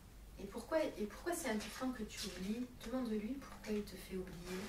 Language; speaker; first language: French; native; French